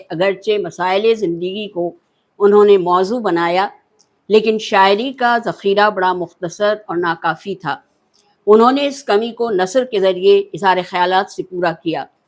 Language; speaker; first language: Urdu; native; Urdu